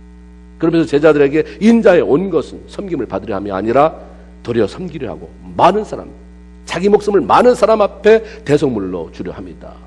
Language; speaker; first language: Korean; native; Korean